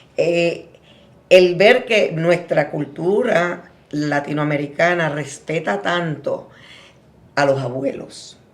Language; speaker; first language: Spanish; native; Spanish